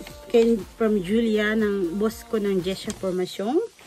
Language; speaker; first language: Filipino; native; Filipino